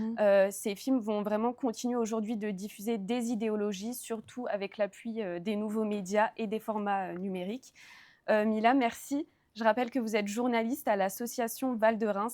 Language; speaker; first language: French; native; French